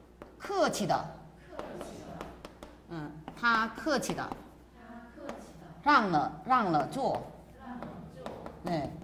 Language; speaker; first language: Chinese; non-native, fluent; Korean